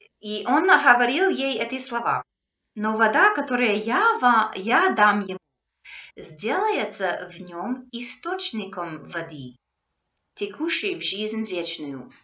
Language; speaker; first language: Russian; non-native, fluent; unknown